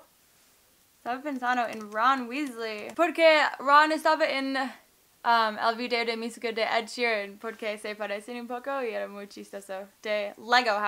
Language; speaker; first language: Spanish; non-native, learner; English